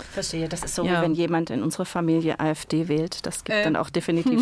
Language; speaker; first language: German; native; German